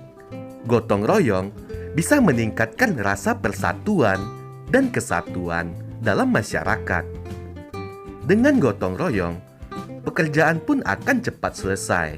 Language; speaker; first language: Indonesian; native; Indonesian